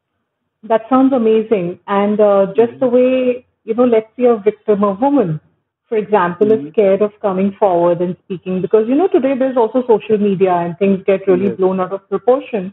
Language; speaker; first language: English; non-native, local second language; Hindi